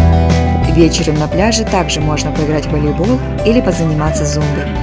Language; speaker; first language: Russian; native; Russian